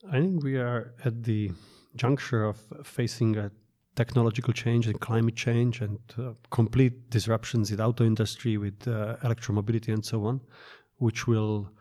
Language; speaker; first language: English; non-native, fluent; Slovak